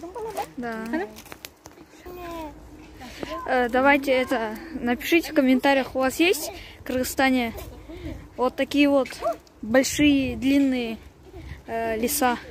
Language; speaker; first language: Russian; non-native, local second language; Kyrgyz